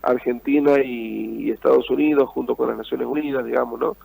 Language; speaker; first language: Spanish; native; Spanish